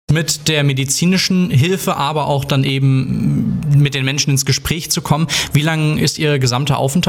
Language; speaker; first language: German; early bilingual, other home language; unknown